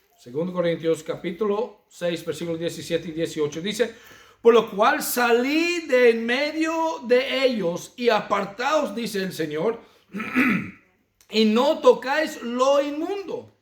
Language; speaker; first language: Spanish; non-native, fluent; English